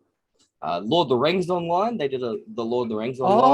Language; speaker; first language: English; native; English